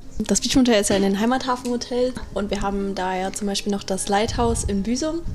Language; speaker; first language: German; native; German